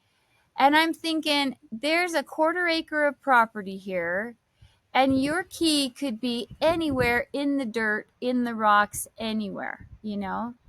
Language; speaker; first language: English; native; English